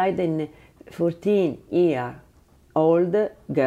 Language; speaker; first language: English; non-native, learner; Italian